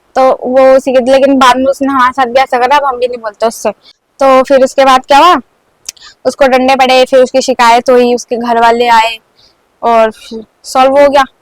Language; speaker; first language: Hindi; non-native, local second language; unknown